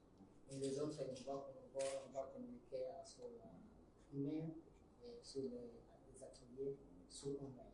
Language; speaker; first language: French; non-native, learner; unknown